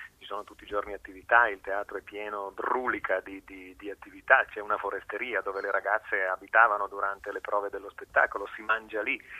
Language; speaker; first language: Italian; native; Italian